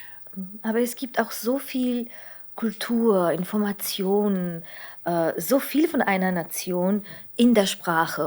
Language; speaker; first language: German; non-native, fluent; Slovenian